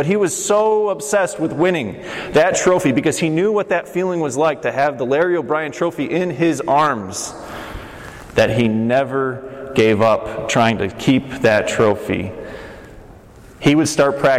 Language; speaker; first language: English; native; English